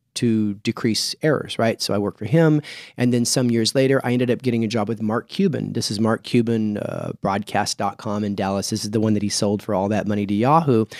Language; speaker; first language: English; native; English